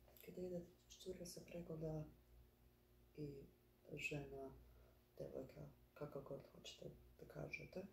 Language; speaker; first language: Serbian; early bilingual, heritage; Bosnian